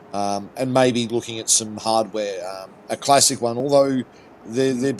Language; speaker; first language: English; native; English